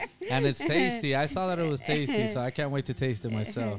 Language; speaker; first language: English; early bilingual, other home language; Spanish